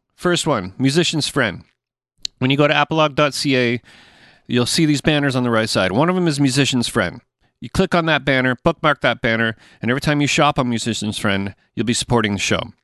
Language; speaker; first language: English; native; English